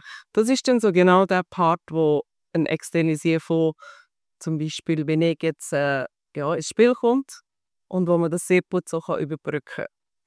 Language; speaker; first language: German; native; German